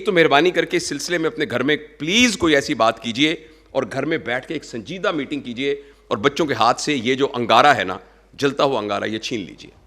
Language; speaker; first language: Urdu; non-native, local second language; Punjabi